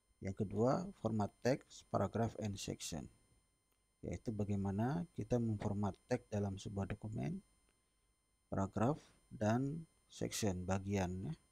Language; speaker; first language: Indonesian; native; Indonesian